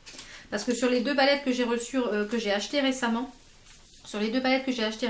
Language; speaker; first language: French; native; French